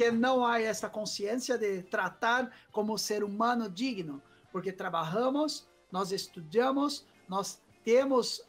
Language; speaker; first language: Spanish; non-native, fluent; Portuguese